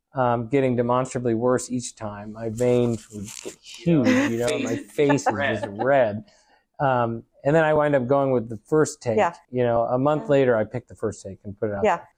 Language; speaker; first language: English; native; English